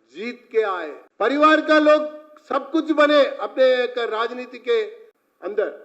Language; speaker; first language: Hindi; non-native, local second language; Telugu